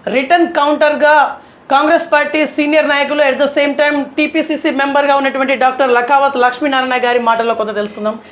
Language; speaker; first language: Telugu; native; Telugu